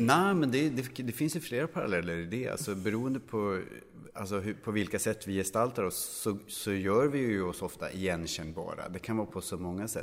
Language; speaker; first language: Swedish; native; Swedish